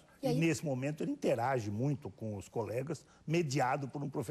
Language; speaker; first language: Portuguese; native; Portuguese